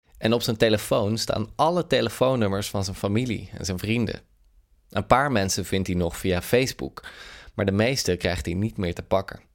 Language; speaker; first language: Dutch; native; Dutch